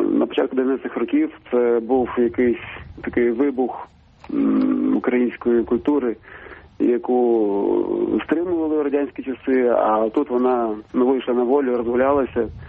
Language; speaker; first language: Ukrainian; non-native, local second language; Russian